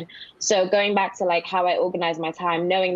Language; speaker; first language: English; non-native, local second language; Yoruba